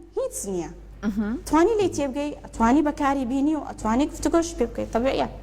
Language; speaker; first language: Central Kurdish; early bilingual, heritage; Central Kurdish